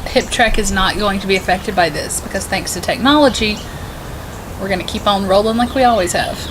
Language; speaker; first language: English; native; English